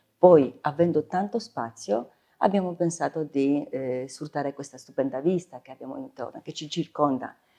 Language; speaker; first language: Italian; non-native, fluent; Polish